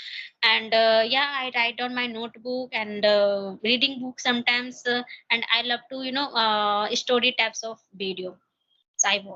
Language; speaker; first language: English; non-native, learner; Hindi